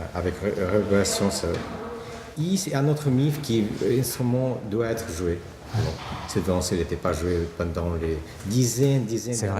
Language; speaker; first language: French; non-native, fluent; Portuguese